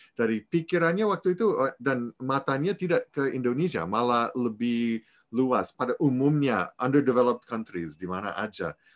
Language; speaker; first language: Indonesian; non-native, fluent; English